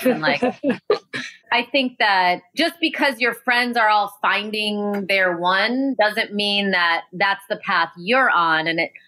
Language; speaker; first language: English; native; English